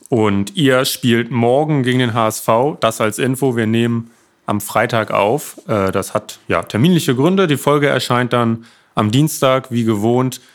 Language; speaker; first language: German; native; German